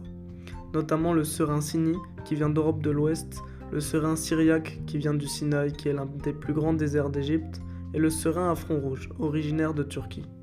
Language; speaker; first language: French; native; French